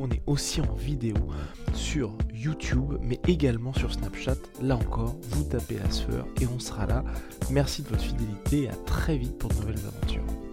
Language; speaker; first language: French; native; French